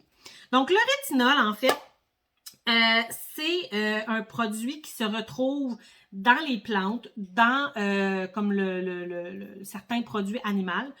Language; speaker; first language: French; native; French